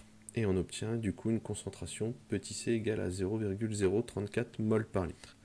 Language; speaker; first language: French; native; French